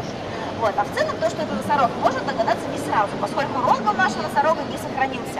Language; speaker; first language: Russian; native; Russian